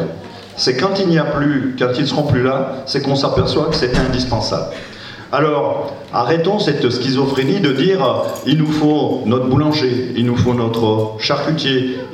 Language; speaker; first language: French; native; French